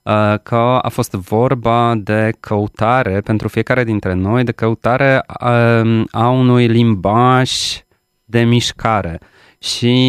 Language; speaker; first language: Romanian; non-native, fluent; Polish